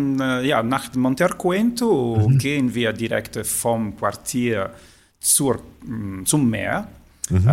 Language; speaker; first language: German; non-native, fluent; Italian